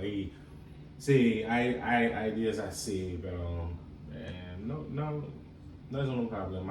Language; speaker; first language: Spanish; non-native, learner; English